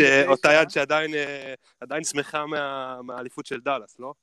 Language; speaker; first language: Hebrew; native; Hebrew